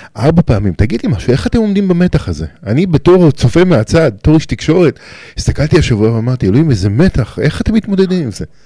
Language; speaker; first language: Hebrew; native; Hebrew